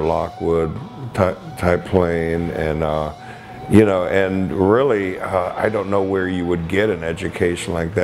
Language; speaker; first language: English; native; English